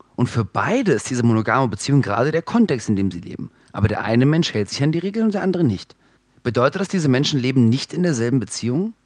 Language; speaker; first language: German; early bilingual, other home language; Russian